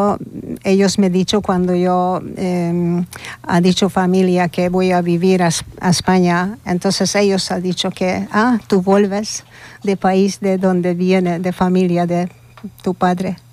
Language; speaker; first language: Spanish; non-native, learner; Hungarian